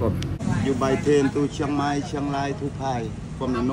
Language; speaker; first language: English; non-native, learner; Thai